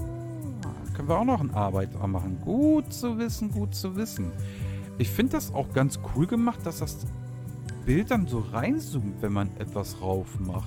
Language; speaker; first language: German; native; German